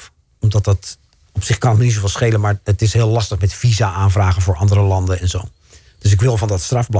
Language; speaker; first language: Dutch; native; Dutch